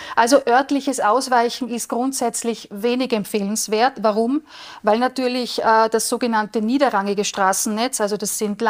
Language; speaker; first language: German; native; German